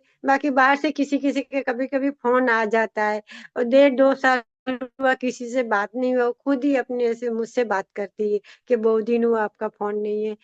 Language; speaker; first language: Hindi; non-native, local second language; Odia